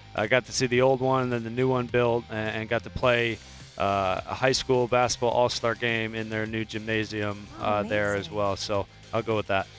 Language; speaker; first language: English; native; English